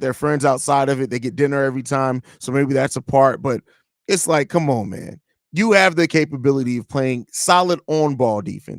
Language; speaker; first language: English; native; English